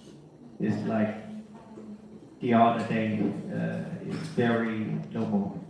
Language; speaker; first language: English; non-native, learner; Vietnamese